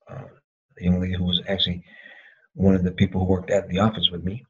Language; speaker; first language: English; native; English